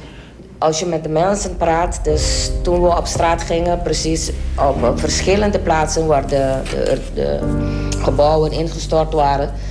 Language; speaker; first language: Dutch; non-native, local second language; Papiamento